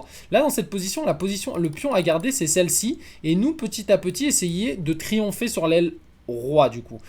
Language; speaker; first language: French; native; French